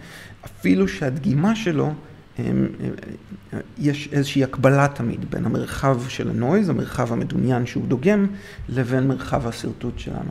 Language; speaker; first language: Hebrew; native; Hebrew